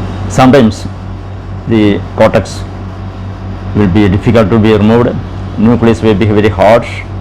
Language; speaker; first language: English; non-native, local second language; Malayalam